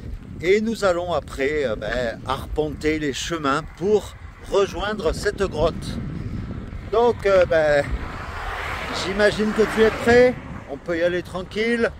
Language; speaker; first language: French; native; French